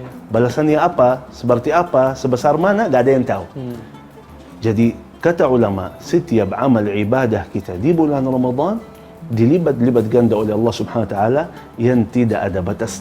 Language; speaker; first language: Indonesian; non-native, fluent; Arabic